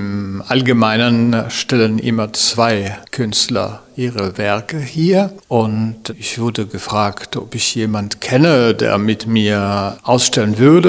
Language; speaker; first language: German; non-native, fluent; French